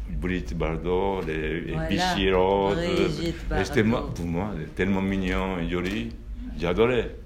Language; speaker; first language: French; non-native, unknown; Japanese